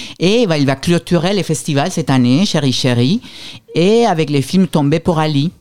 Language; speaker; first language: French; non-native, fluent; Spanish